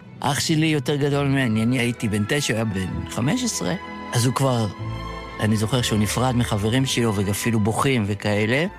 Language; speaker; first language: Hebrew; early bilingual, other home language; Yiddish